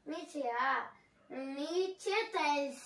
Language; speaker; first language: Hindi; non-native, learner; Tamil